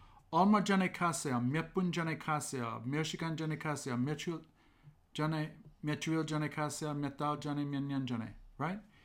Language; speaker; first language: Korean; non-native, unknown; English